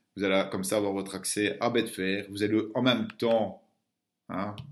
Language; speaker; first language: French; native; French